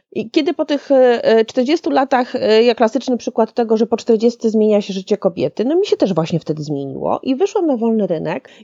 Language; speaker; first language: Polish; native; Polish